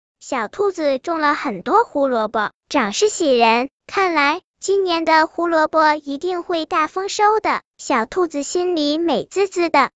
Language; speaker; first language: Chinese; native; Chinese